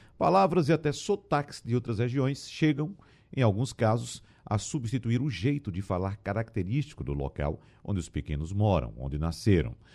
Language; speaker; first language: Portuguese; native; Portuguese